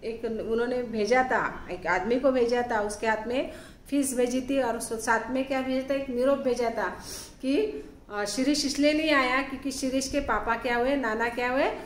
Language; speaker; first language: Hindi; non-native, local second language; Marathi